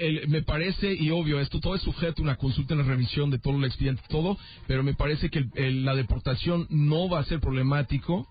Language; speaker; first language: Spanish; native; Spanish